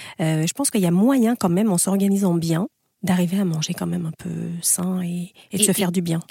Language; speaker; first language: French; native; French